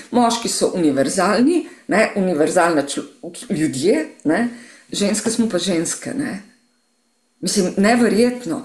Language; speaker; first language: Slovenian; native; Slovenian